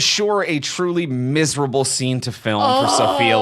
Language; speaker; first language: English; native; English